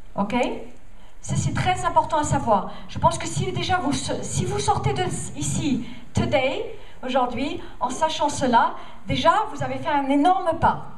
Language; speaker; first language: French; non-native, fluent; English